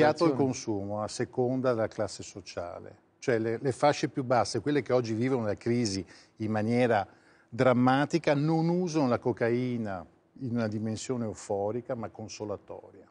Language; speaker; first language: Italian; native; Italian